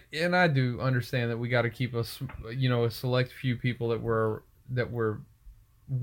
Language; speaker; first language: English; native; English